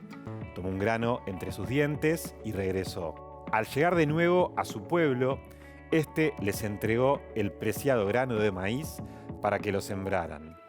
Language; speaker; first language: Spanish; native; Spanish